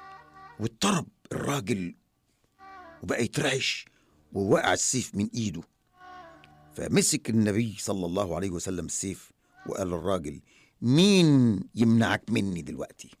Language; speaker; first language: Arabic; native; Arabic